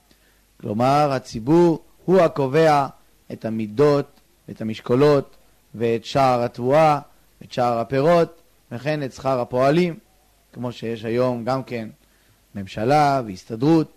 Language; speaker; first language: Hebrew; native; Hebrew